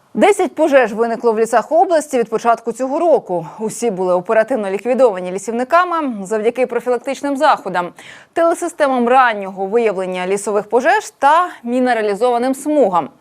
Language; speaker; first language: Ukrainian; native; Ukrainian